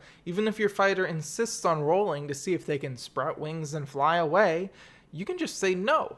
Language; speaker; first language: English; native; English